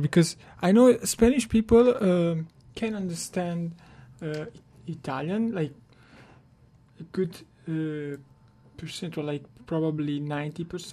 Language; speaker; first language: English; non-native, learner; Italian